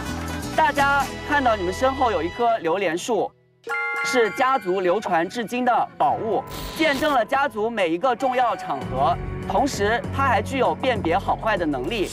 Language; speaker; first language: Chinese; native; Chinese